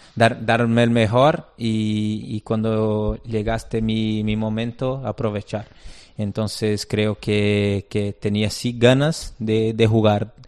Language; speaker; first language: Spanish; non-native, fluent; Portuguese